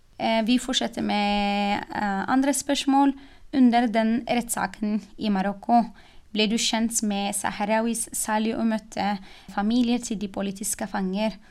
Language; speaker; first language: Norwegian; non-native, fluent; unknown